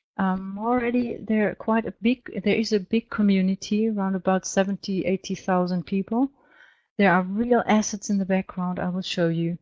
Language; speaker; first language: English; non-native, fluent; German